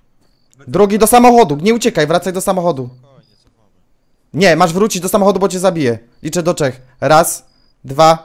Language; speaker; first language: Polish; native; Polish